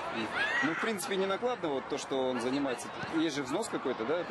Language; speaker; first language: Russian; native; Russian